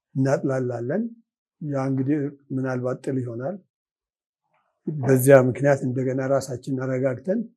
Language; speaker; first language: Amharic; non-native, local second language; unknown